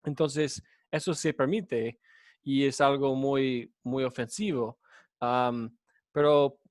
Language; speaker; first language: Spanish; non-native, fluent; English